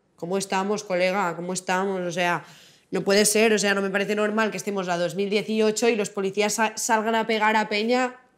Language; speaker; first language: Spanish; non-native, local second language; Catalan